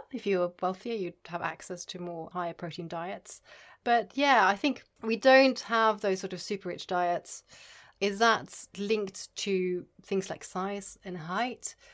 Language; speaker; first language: English; non-native, fluent; Norwegian